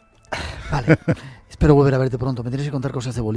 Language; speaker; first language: Spanish; native; Spanish